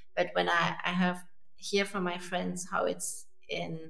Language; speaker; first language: English; non-native, fluent; French